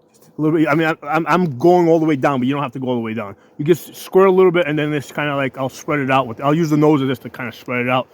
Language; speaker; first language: English; native; English